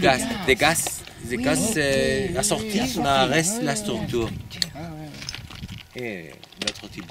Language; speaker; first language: French; non-native, learner; Spanish